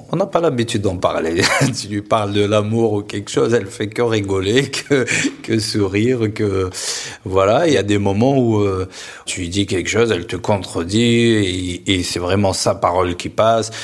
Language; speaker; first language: French; non-native, local second language; Kabyle